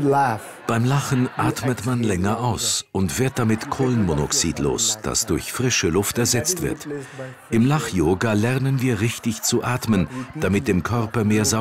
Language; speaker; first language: German; native; German